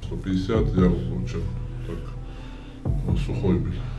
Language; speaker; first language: Russian; non-native, fluent; Georgian